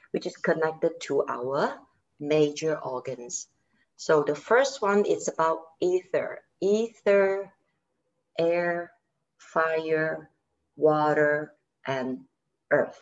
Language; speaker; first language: English; non-native, local second language; Chinese